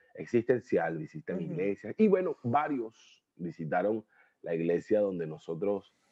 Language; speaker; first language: Spanish; native; Spanish